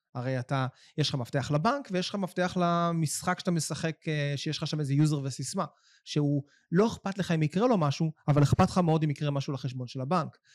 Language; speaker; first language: Hebrew; native; Hebrew